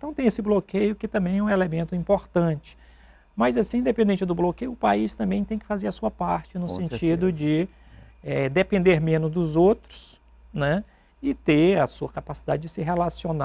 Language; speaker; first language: Portuguese; native; Portuguese